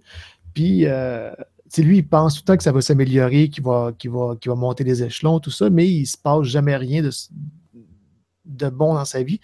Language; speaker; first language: French; native; French